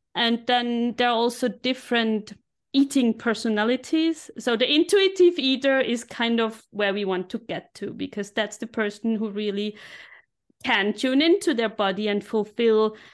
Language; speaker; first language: English; non-native, fluent; German